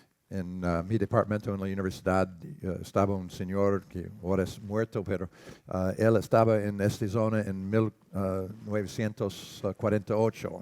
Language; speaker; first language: Spanish; non-native, learner; English